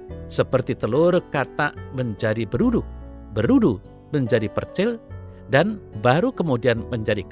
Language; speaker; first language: Indonesian; native; Indonesian